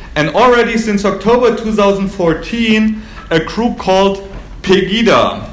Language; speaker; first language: English; non-native, fluent; German